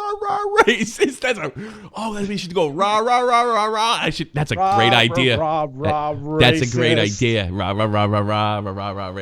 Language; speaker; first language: English; native; English